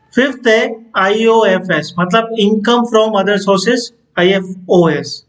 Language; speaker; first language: Hindi; non-native, local second language; Gujarati